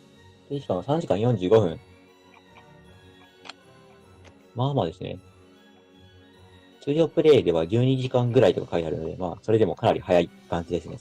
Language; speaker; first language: Japanese; native; Japanese